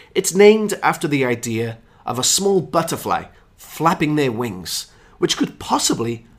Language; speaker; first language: English; native; English